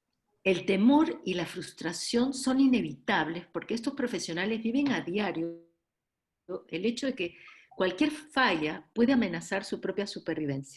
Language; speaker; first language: Spanish; native; Spanish